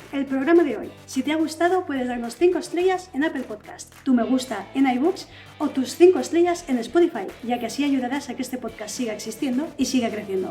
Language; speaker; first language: Spanish; native; Spanish